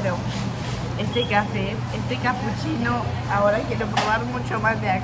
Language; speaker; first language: Spanish; non-native, fluent; French